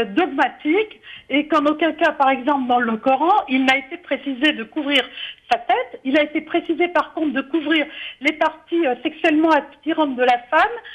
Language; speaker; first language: French; native; French